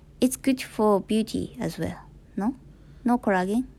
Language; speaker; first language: English; non-native, fluent; Japanese